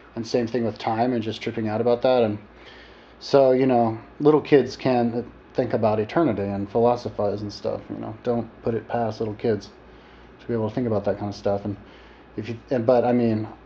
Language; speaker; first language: English; native; English